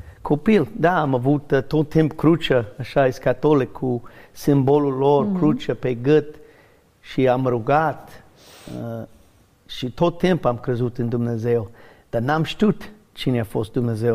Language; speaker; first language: Romanian; non-native, learner; English